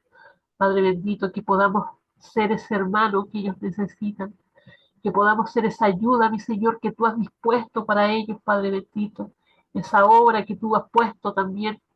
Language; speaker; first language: Spanish; native; Spanish